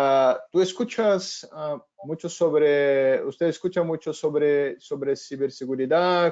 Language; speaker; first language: Spanish; non-native, fluent; Portuguese